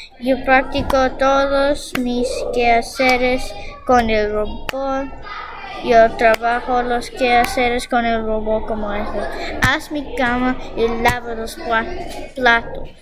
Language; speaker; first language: Spanish; non-native, learner; English